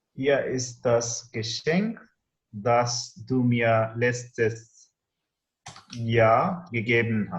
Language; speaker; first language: German; non-native, learner; English